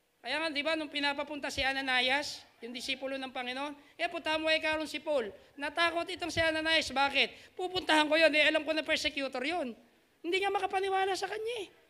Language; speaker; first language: Filipino; native; Filipino